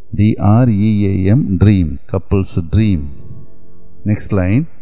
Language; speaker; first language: English; non-native, local second language; Tamil